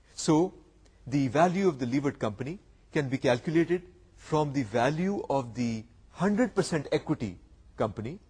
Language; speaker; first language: English; non-native, local second language; Urdu